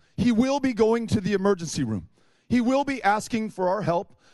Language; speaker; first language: English; native; English